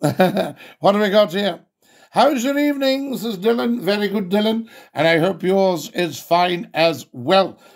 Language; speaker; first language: English; native; English